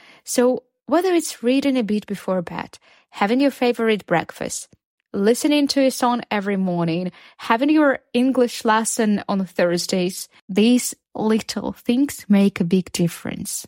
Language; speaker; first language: English; non-native, fluent; Ukrainian